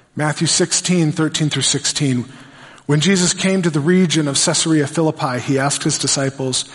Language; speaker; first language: English; native; English